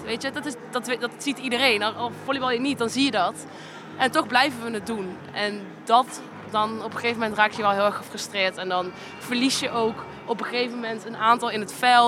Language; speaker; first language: Dutch; native; Dutch